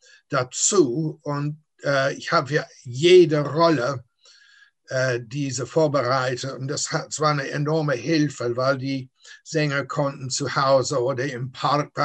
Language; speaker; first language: German; non-native, fluent; English